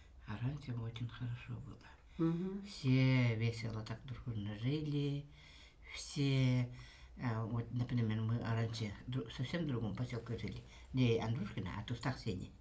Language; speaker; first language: Russian; non-native, local second language; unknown